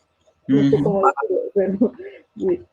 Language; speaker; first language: Spanish; non-native, fluent; English